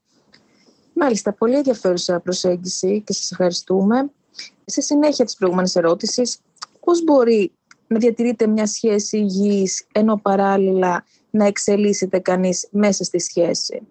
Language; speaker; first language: Greek; native; Greek